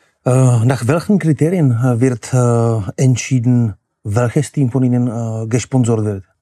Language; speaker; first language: German; non-native, fluent; Czech